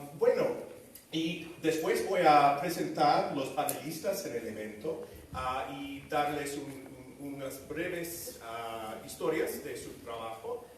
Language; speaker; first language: Spanish; non-native, fluent; English